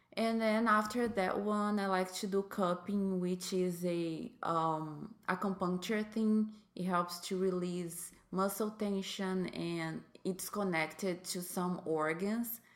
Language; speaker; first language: English; non-native, fluent; Portuguese